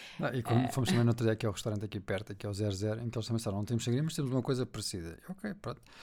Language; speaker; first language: Portuguese; native; Portuguese